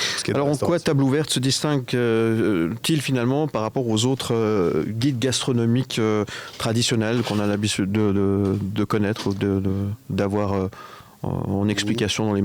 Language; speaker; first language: French; native; French